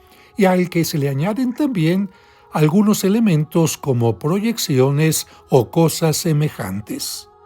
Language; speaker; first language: Spanish; native; Spanish